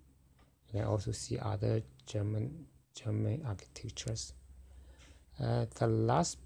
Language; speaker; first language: English; non-native, fluent; Chinese